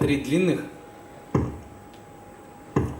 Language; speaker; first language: Russian; native; Russian